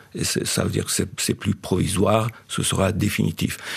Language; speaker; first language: French; non-native, fluent; Persian